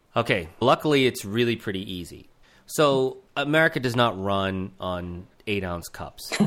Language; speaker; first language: English; early bilingual, other home language; Gujarati